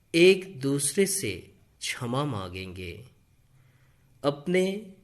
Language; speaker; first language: Hindi; non-native, local second language; Bangla